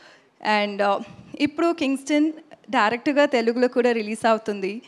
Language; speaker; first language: Telugu; non-native, learner; Tamil